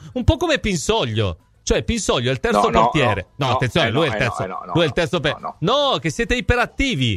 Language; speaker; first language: Italian; native; Italian